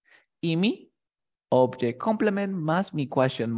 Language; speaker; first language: English; non-native, fluent; Spanish